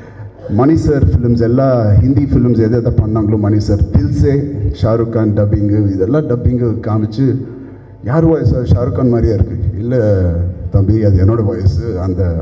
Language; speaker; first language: Tamil; non-native, learner; Telugu